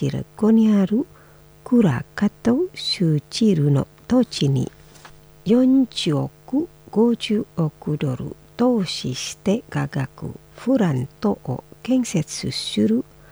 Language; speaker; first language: Japanese; non-native, fluent; Indonesian